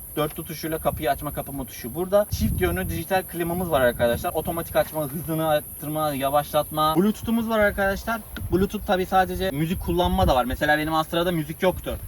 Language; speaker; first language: Turkish; native; Turkish